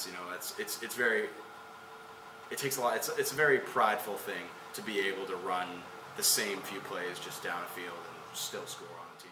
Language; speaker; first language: English; native; English